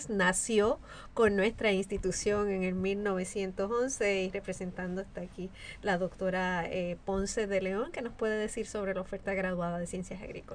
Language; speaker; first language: Spanish; native; Spanish